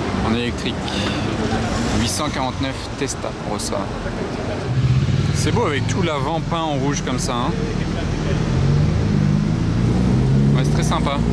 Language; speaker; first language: French; native; French